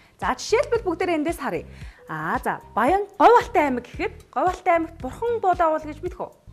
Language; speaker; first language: Mongolian; native; Mongolian